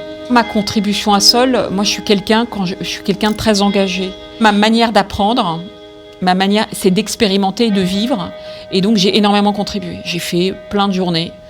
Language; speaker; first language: French; native; French